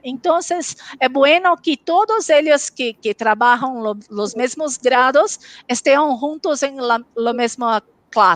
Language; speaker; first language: Spanish; non-native, local second language; Portuguese